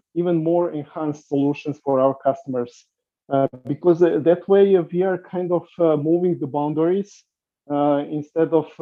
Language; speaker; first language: English; non-native, fluent; Serbian